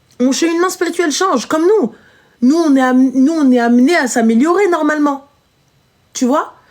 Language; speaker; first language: French; early bilingual, other home language; Arabic